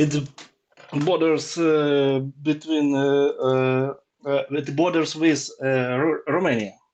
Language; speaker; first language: English; non-native, learner; Ukrainian